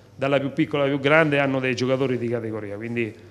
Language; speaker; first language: Italian; native; Italian